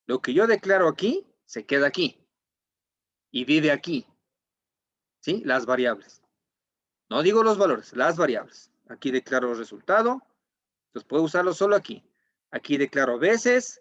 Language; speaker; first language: Spanish; native; Spanish